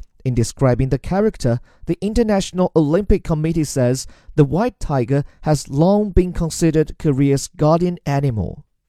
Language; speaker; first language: English; non-native, fluent; Chinese